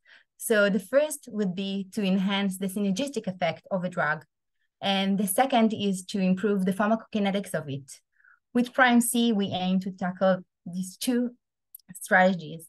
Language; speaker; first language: English; non-native, fluent; Hebrew